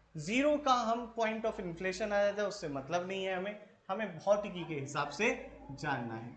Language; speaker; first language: Hindi; native; Hindi